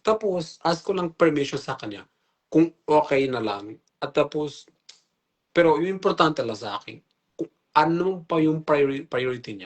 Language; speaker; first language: Filipino; non-native, learner; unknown